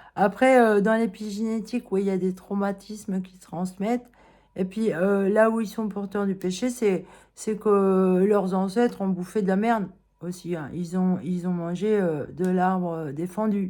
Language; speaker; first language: French; native; French